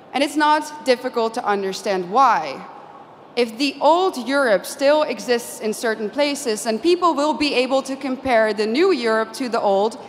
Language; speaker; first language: English; non-native, fluent; Dutch